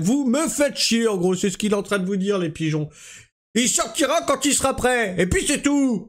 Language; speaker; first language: French; native; French